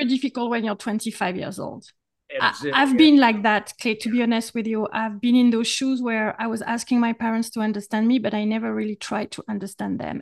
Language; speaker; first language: English; non-native, fluent; French